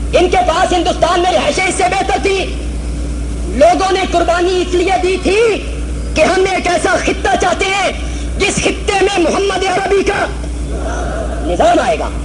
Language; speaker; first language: Urdu; non-native, local second language; Punjabi